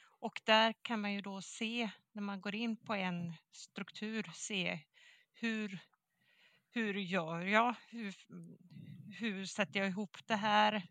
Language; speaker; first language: Swedish; native; Swedish